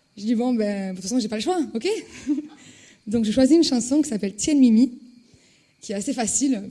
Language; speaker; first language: French; native; French